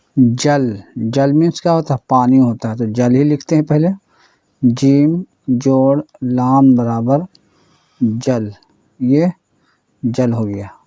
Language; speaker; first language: Hindi; native; Hindi